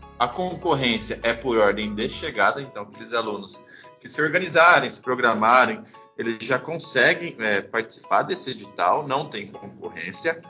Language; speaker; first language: Portuguese; native; Portuguese